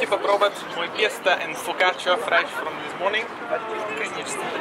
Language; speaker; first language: Russian; non-native, learner; Italian